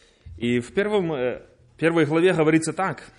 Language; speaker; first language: Polish; non-native, learner; Russian